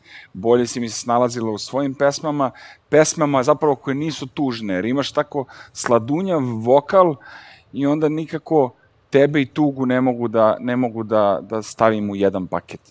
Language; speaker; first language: Serbian; native; Serbian